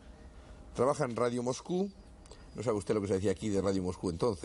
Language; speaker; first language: Spanish; native; Spanish